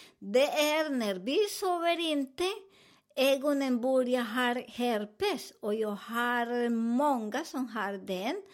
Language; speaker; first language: Swedish; non-native, learner; Spanish